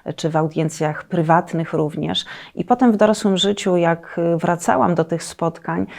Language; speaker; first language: Polish; native; Polish